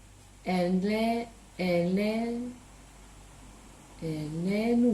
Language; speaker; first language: French; non-native, learner; Chinese